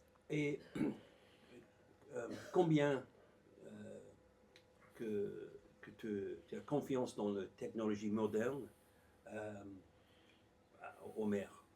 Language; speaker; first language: French; non-native, learner; English